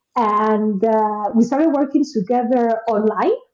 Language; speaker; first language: English; non-native, fluent; Spanish